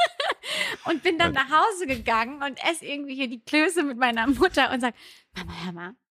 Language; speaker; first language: German; native; German